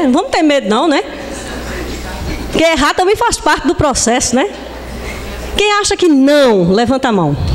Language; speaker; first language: Portuguese; native; Portuguese